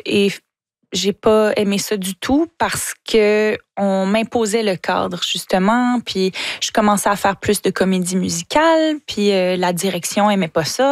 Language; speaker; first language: French; native; French